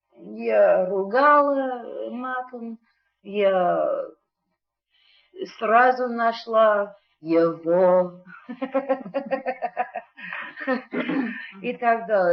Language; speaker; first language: Russian; non-native, learner; English